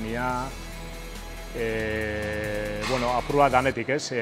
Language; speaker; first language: Basque; native; Basque